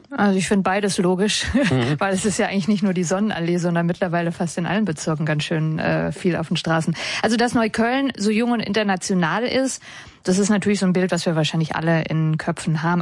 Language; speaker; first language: German; native; German